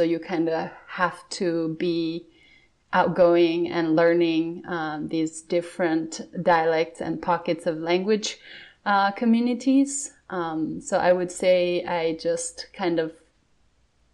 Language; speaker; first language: English; non-native, fluent; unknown